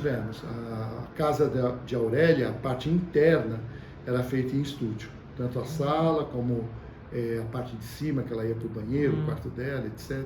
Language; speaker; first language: Portuguese; native; Portuguese